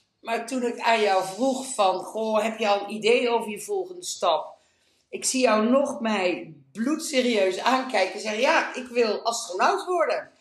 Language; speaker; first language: Dutch; native; Dutch